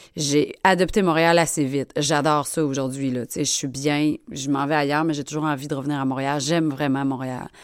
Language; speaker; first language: French; native; French